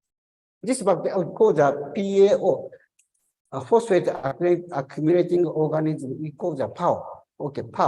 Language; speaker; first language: English; non-native, learner; Japanese